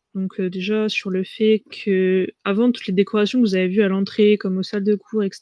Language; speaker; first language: French; native; French